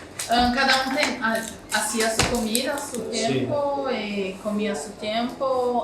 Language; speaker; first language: Spanish; non-native, learner; Portuguese